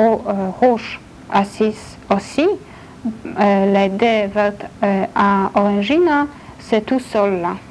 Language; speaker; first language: French; non-native, learner; Polish